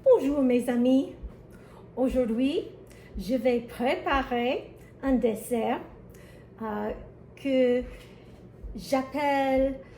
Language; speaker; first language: French; non-native, learner; English